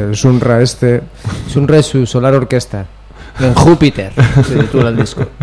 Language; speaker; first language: Spanish; native; Spanish